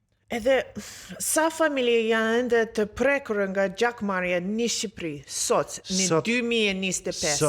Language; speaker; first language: Albanian; non-native, learner; English